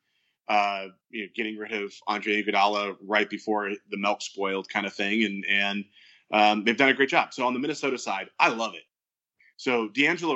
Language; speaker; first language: English; native; English